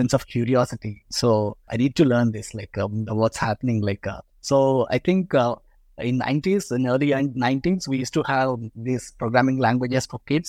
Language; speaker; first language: English; non-native, local second language; Telugu